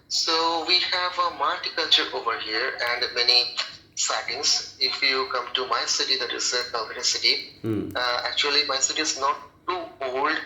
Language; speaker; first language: English; non-native, local second language; Bangla